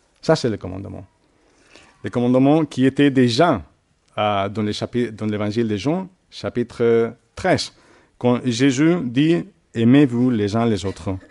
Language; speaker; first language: French; non-native, fluent; Catalan